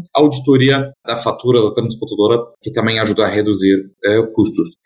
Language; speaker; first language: Portuguese; non-native, fluent; German